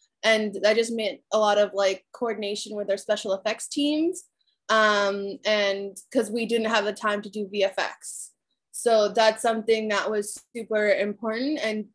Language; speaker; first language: English; early bilingual, other home language; Spanish